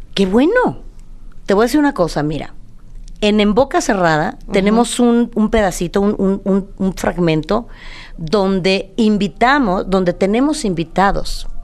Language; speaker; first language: Spanish; native; Spanish